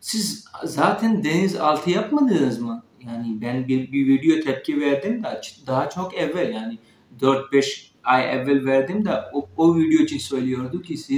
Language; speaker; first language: Turkish; non-native, fluent; Urdu